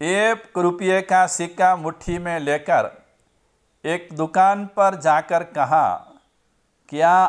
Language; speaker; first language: Hindi; non-native, local second language; Gujarati